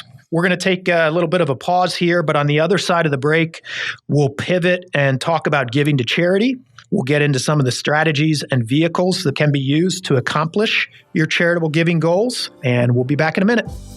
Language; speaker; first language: English; native; English